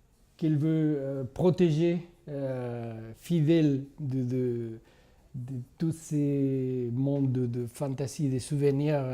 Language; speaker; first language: French; non-native, fluent; Spanish